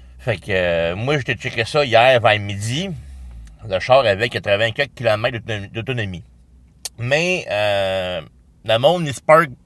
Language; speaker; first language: French; native; French